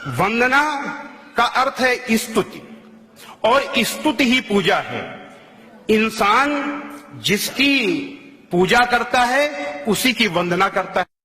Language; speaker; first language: Hindi; native; Hindi